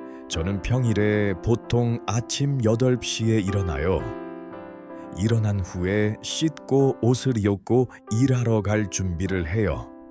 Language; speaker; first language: Korean; non-native, fluent; Uzbek